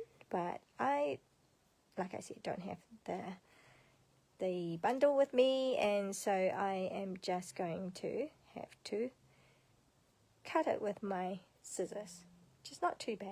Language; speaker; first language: English; native; English